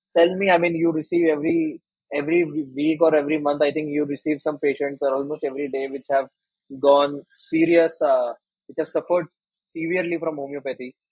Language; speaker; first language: English; non-native, local second language; Hindi